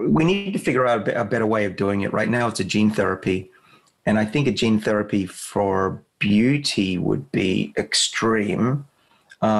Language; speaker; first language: English; native; English